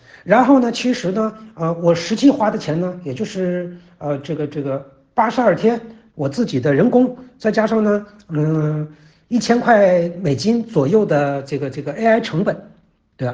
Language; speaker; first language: Chinese; native; Chinese